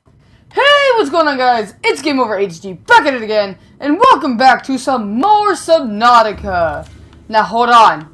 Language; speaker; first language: English; native; English